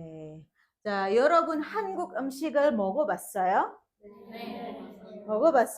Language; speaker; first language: Korean; non-native, fluent; Indonesian